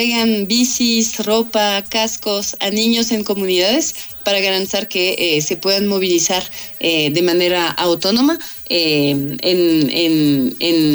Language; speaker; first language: Spanish; non-native, fluent; French